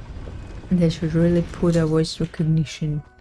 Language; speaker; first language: English; non-native, learner; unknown